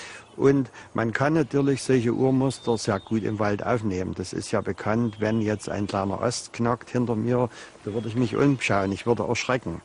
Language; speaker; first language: German; native; German